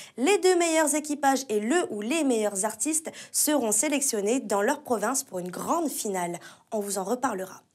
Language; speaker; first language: French; native; French